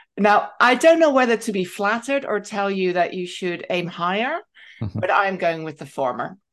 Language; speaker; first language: English; non-native, fluent; Dutch